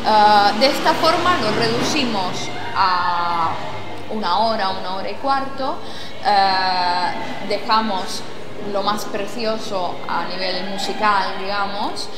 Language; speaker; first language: Spanish; non-native, fluent; Italian